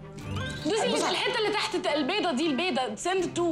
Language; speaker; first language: Arabic; native; Arabic